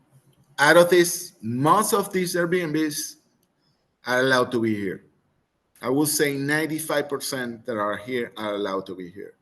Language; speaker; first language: English; non-native, fluent; Spanish